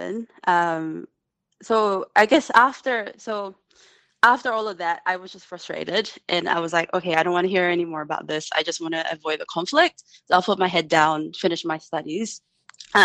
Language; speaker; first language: English; native; English